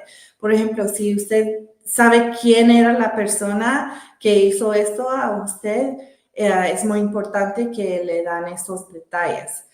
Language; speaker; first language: Spanish; early bilingual, heritage; Spanish